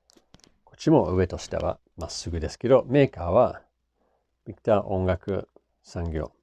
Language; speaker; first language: Japanese; non-native, fluent; English